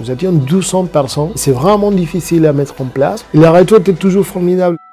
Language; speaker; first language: French; non-native, fluent; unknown